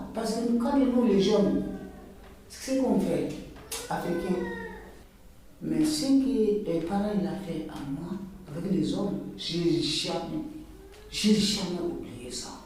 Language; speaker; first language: French; non-native, learner; Bambara